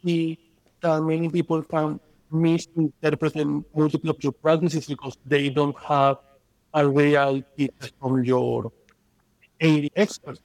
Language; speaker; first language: English; non-native, fluent; Spanish